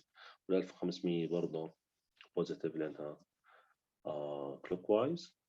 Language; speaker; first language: Arabic; native; Arabic